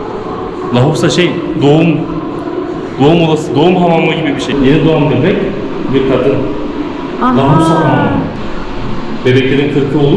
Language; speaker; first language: Turkish; native; Turkish